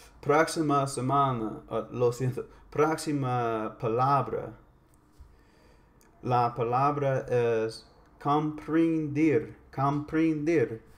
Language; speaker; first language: Spanish; non-native, learner; English